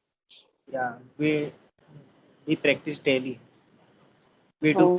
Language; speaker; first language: English; non-native, learner; Hindi